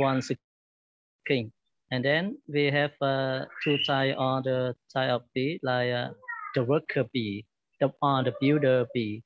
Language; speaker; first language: English; non-native, learner; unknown